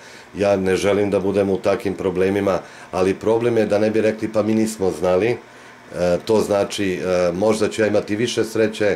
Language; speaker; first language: Bosnian; native; Bosnian